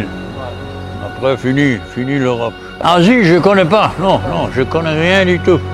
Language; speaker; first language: French; non-native, learner; German